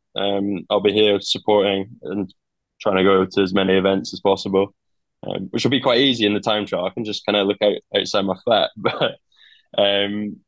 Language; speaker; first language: English; native; English